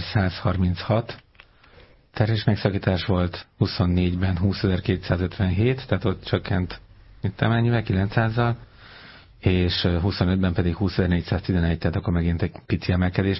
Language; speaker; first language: Hungarian; native; Hungarian